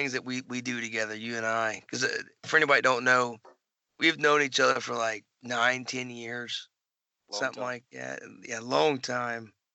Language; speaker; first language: English; native; English